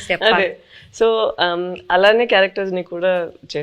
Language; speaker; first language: Telugu; non-native, fluent; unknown